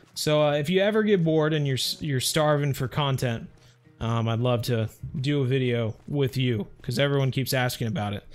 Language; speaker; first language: English; native; English